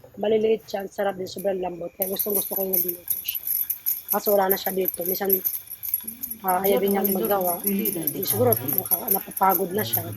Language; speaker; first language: Filipino; non-native, local second language; Waray